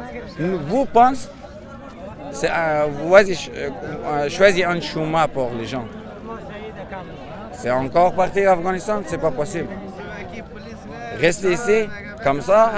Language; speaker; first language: French; non-native, learner; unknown